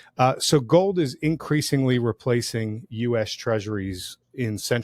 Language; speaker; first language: English; native; English